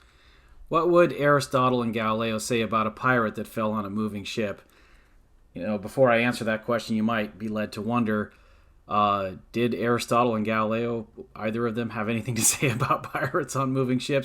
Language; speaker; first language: English; native; English